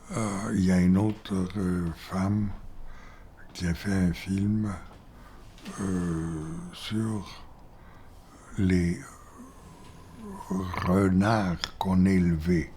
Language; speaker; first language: French; non-native, fluent; Bulgarian